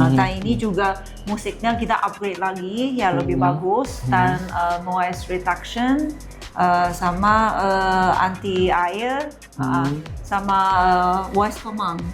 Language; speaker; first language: Indonesian; non-native, fluent; Chinese